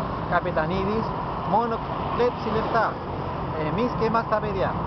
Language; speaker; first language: Greek; non-native, learner; Spanish